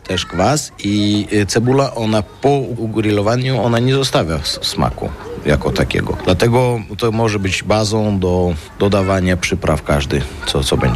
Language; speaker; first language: Polish; non-native, fluent; Armenian